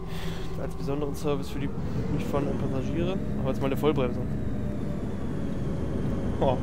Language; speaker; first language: German; native; German